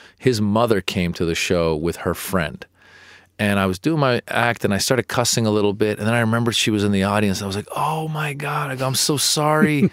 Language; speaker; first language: English; early bilingual, other home language; Persian